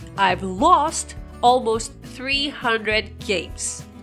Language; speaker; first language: English; non-native, fluent; Japanese